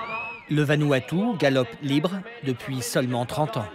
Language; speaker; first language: French; native; French